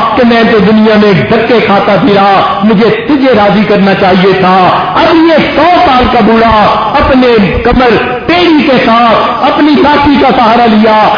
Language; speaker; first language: Urdu; non-native, local second language; Punjabi